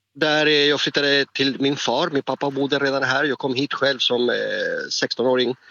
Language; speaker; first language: Swedish; non-native, fluent; Spanish